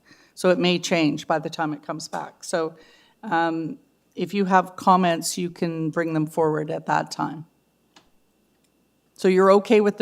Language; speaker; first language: English; native; English